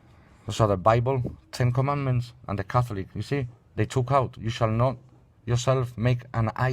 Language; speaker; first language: English; non-native, fluent; Spanish